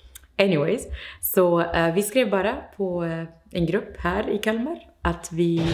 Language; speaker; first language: Swedish; non-native, fluent; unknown